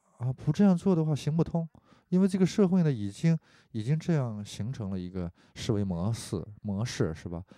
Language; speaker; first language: Chinese; non-native, fluent; Korean